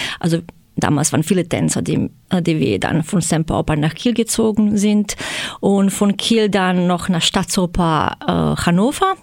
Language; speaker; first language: German; non-native, fluent; Croatian